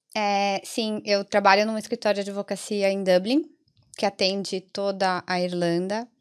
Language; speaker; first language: Portuguese; early bilingual, other home language; Italian